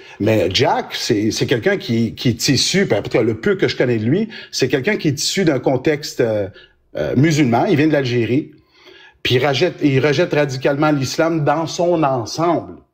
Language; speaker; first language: French; early bilingual, other home language; Arabic